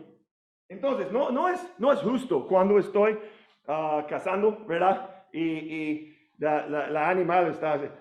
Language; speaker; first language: Spanish; non-native, learner; English